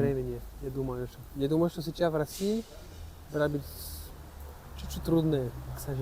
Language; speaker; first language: Russian; non-native, learner; French